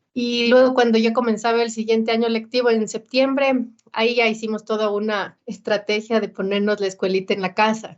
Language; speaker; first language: Spanish; native; Spanish